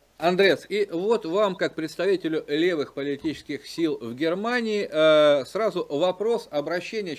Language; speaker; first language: Russian; native; Russian